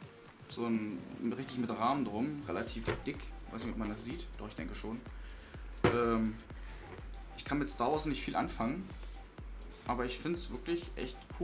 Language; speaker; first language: German; native; German